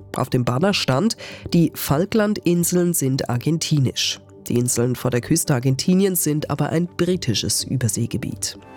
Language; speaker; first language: German; native; German